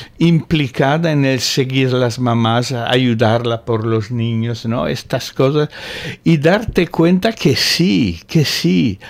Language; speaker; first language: Spanish; non-native, fluent; Italian